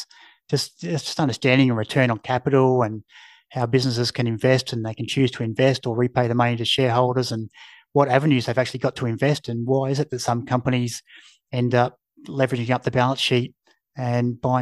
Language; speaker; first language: English; native; English